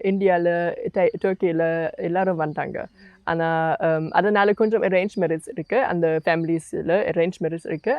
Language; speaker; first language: Tamil; non-native, learner; German